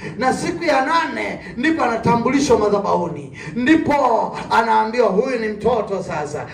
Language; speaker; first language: Swahili; native; Swahili